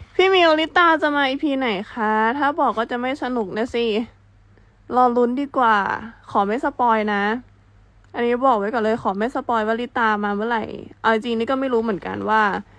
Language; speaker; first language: Thai; native; Thai